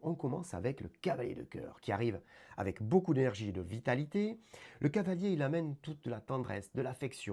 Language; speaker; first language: French; native; French